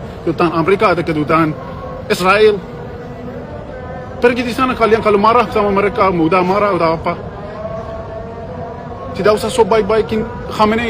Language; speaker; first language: Indonesian; non-native, learner; Persian